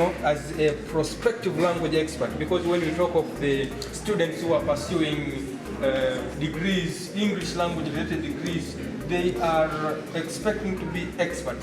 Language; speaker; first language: English; non-native, local second language; Swahili